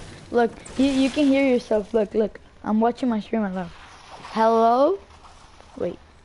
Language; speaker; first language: English; early bilingual, other home language; Spanish